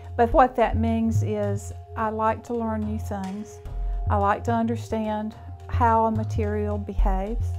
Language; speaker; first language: English; native; English